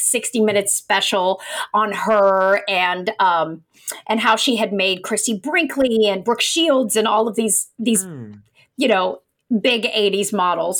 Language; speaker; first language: English; native; English